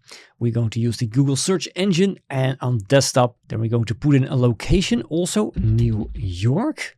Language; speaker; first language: English; non-native, fluent; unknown